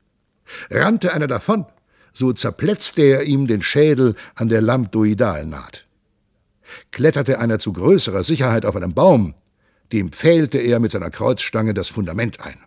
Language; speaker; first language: German; native; German